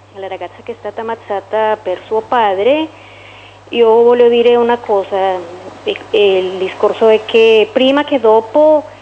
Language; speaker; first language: Italian; non-native, learner; Spanish